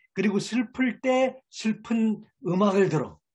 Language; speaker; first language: Korean; native; Korean